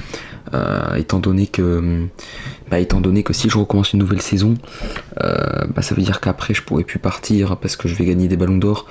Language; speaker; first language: French; native; French